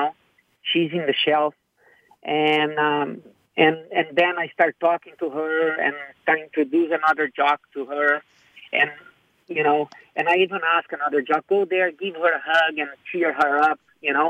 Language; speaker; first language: English; non-native, fluent; Portuguese